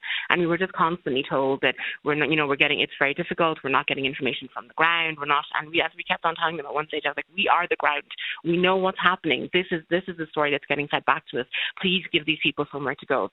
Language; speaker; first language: English; native; English